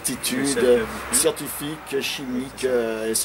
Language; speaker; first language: French; native; French